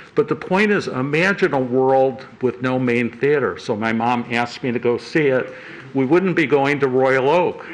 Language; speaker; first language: English; native; English